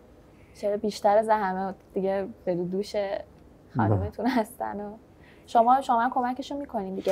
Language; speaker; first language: Persian; native; Persian